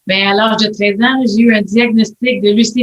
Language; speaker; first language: French; native; French